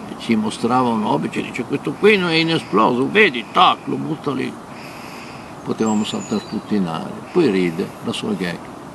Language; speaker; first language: Italian; native; Italian